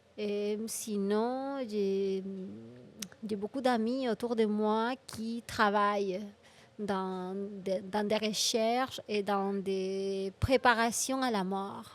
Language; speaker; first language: French; non-native, fluent; Spanish